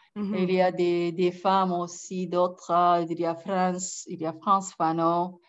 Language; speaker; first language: French; non-native, fluent; Arabic